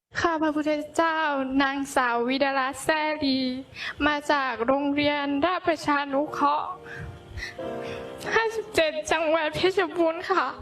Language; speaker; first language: Thai; non-native, local second language; Hmong